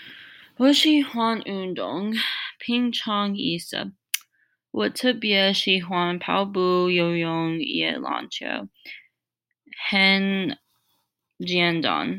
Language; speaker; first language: Chinese; non-native, learner; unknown